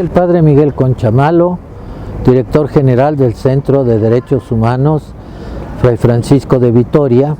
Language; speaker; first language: Spanish; native; Spanish